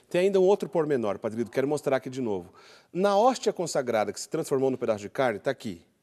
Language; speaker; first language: Portuguese; native; Portuguese